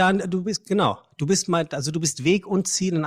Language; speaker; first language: German; native; German